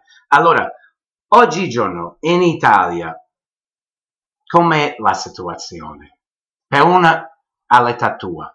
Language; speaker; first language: Italian; early bilingual, heritage; English